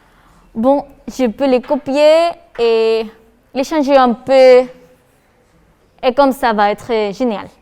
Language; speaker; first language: French; non-native, learner; Spanish